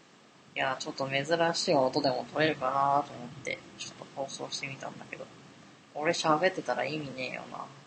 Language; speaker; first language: Japanese; native; Japanese